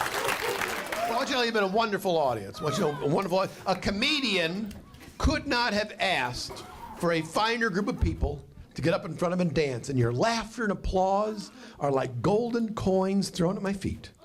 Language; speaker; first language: English; native; English